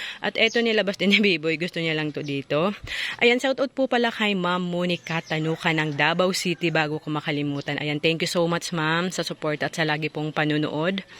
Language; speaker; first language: Filipino; non-native, local second language; Bikol